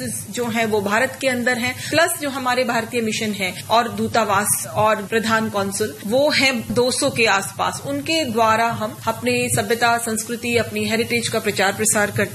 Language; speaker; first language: Hindi; native; Hindi